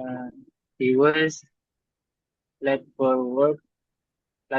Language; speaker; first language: English; non-native, learner; Indonesian